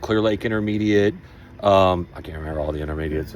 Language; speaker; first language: English; native; English